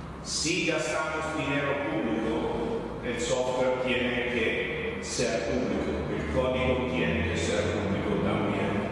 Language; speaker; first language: Spanish; non-native, fluent; Italian